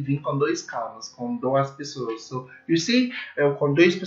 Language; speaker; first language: Portuguese; non-native, learner; English